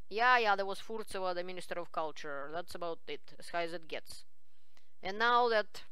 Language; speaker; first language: English; non-native, fluent; Russian